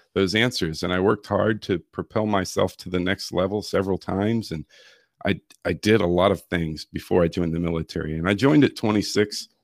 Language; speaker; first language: English; native; English